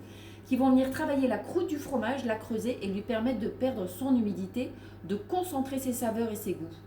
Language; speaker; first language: French; native; French